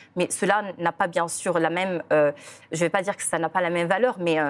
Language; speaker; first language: French; non-native, local second language; Arabic